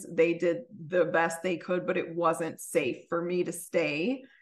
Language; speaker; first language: English; native; English